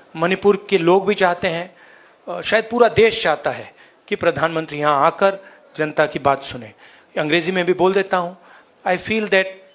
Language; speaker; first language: Hindi; native; Hindi